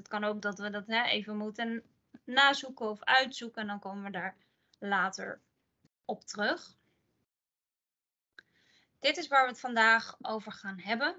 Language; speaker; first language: Dutch; native; Dutch